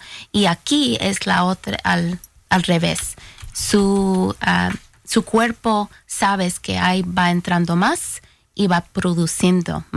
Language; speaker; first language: Spanish; early bilingual, heritage; Spanish